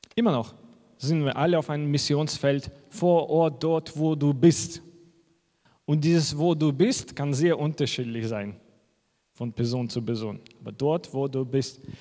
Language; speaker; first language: German; non-native, fluent; Russian